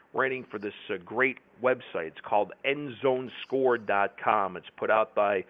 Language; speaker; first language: English; native; English